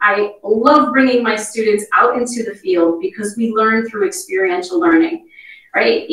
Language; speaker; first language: English; native; English